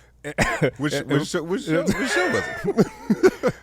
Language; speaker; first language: English; native; English